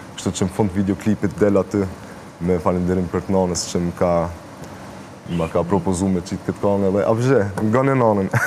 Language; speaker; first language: Albanian; early bilingual, heritage; Albanian